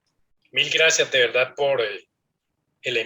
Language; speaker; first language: Spanish; native; Spanish